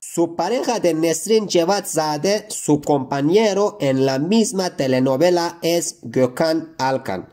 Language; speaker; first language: Spanish; non-native, fluent; Turkish